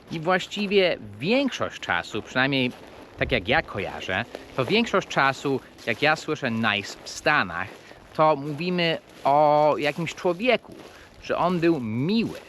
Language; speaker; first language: Polish; non-native, fluent; English